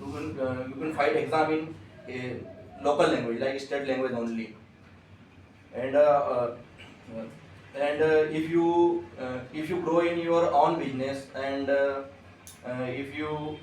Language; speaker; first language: English; non-native, learner; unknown